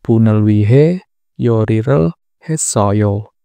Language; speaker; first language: Korean; non-native, fluent; Indonesian